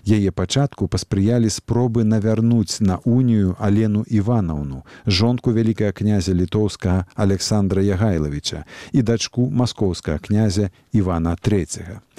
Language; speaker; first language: Belarusian; native; Belarusian